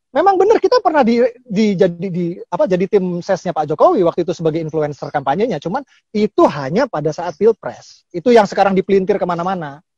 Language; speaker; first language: Indonesian; native; Indonesian